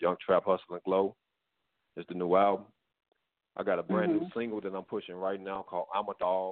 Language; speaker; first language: English; native; English